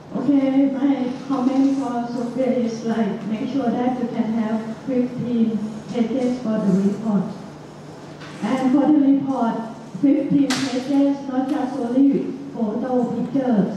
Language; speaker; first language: English; non-native, fluent; Thai